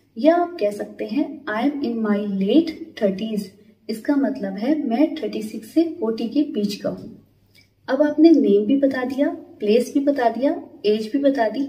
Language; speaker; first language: Hindi; native; Hindi